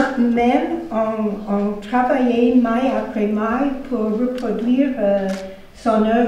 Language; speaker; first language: French; non-native, fluent; English